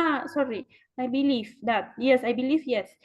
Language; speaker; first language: English; non-native, learner; Spanish